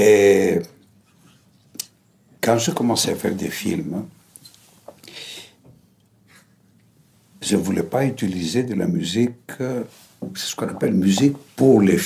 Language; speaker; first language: French; non-native, fluent; Greek